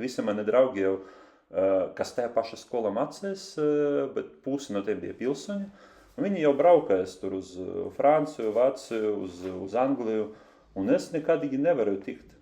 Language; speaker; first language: Latvian; non-native, local second language; Russian